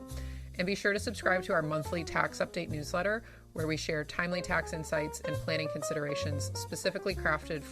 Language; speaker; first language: English; native; English